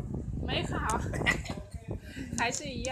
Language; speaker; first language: Chinese; non-native, learner; Vietnamese